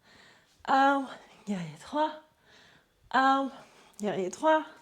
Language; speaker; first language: French; native; French